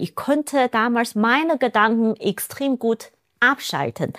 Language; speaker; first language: German; non-native, fluent; Chinese